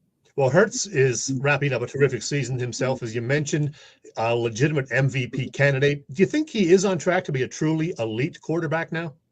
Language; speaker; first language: English; native; English